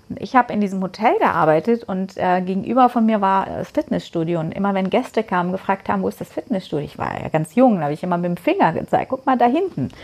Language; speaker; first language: German; non-native, fluent; Persian